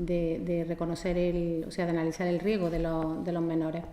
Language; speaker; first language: Spanish; native; Spanish